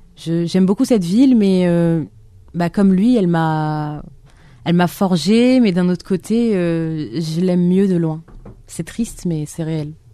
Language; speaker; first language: French; non-native, local second language; Arabic